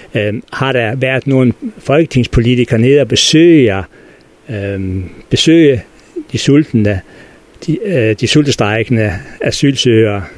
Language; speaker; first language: Danish; native; Danish